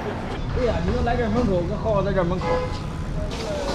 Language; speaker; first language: Chinese; native; Chinese